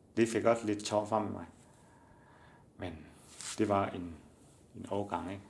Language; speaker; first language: Danish; non-native, learner; Chinese